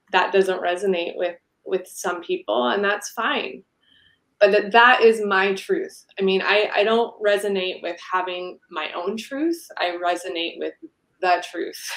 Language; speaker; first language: English; native; English